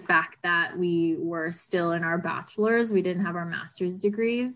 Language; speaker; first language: English; non-native, local second language; Filipino